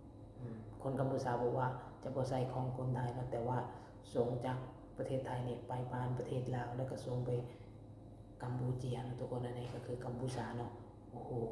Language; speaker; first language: Thai; non-native, local second language; Lao